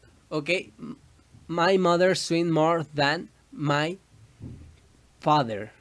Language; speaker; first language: English; non-native, learner; Spanish